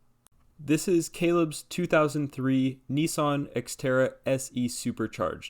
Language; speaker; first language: English; native; English